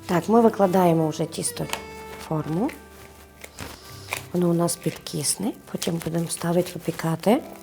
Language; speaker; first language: Ukrainian; non-native, fluent; Georgian